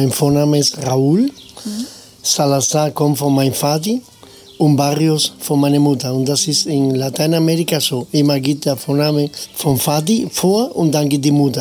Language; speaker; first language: German; non-native, fluent; Spanish